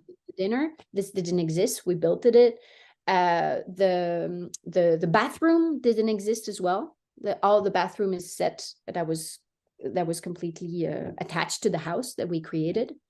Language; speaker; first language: English; non-native, fluent; French